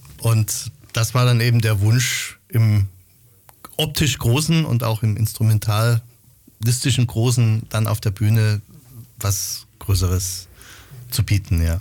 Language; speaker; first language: German; native; German